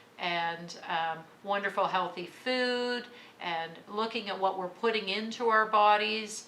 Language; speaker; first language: English; native; English